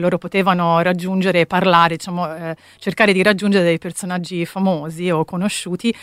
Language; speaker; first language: Italian; native; Italian